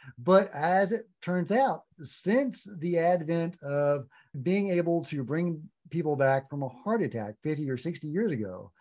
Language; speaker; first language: English; native; English